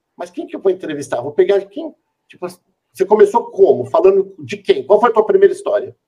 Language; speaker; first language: Portuguese; native; Portuguese